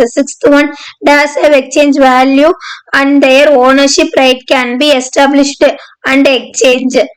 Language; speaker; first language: English; non-native, local second language; Tamil